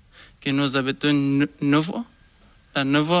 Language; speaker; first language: French; non-native, learner; Persian